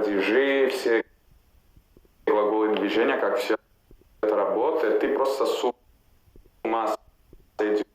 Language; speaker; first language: Russian; non-native, fluent; Italian